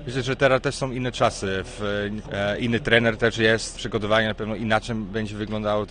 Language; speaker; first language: Polish; early bilingual, heritage; Polish